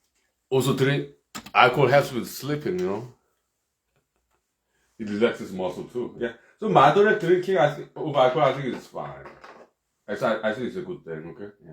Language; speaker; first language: English; non-native, fluent; Korean